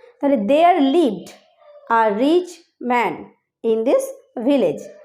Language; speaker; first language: English; non-native, local second language; Bangla